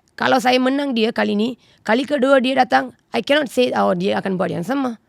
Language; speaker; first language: Malay; non-native, local second language; Tamil